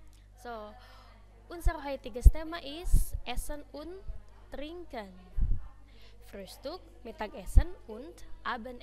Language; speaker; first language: German; non-native, fluent; Indonesian